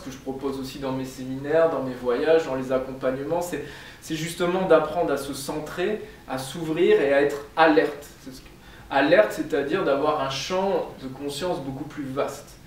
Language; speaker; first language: French; native; French